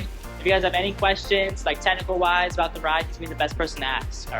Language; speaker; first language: English; native; English